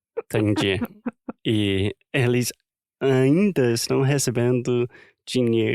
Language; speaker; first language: Portuguese; non-native, fluent; English